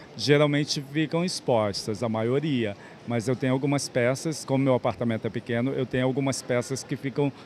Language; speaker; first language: Portuguese; native; Portuguese